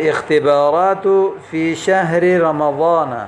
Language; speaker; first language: Arabic; non-native, fluent; Urdu